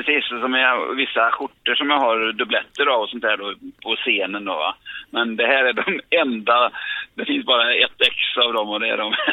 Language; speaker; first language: Swedish; native; Swedish